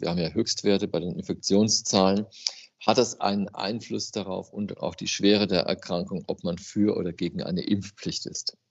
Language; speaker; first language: German; native; German